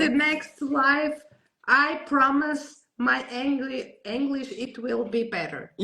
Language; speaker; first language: English; non-native, learner; Portuguese